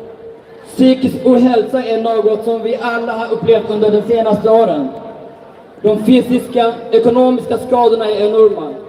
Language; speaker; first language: Swedish; early bilingual, other home language; Tigrinya